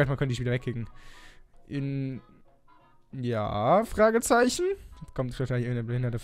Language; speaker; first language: German; native; German